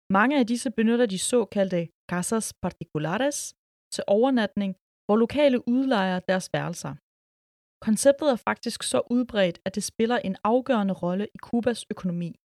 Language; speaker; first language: Danish; early bilingual, other home language; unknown